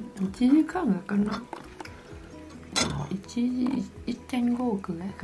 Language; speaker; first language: Japanese; non-native, learner; Vietnamese